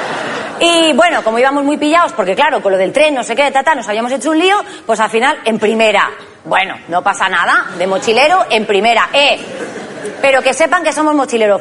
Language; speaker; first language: Spanish; native; Spanish